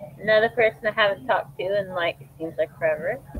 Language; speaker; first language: English; native; English